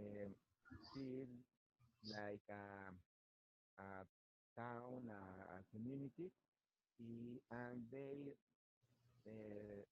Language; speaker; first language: English; non-native, learner; Spanish